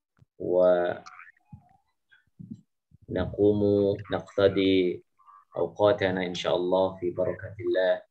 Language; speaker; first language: Arabic; non-native, fluent; Indonesian